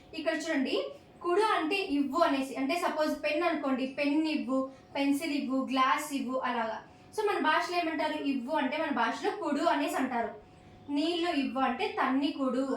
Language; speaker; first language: Telugu; non-native, local second language; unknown